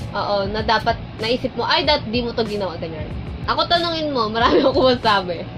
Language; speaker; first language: Filipino; native; Filipino